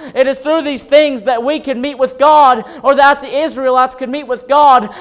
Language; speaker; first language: English; native; English